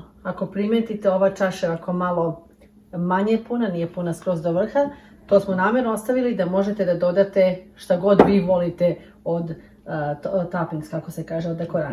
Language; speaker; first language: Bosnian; early bilingual, heritage; Serbian